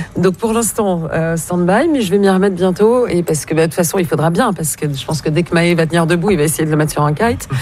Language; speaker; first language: French; native; French